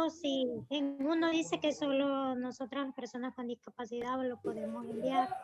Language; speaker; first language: Spanish; native; Spanish